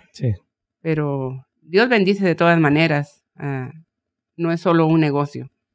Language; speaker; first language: Spanish; native; Spanish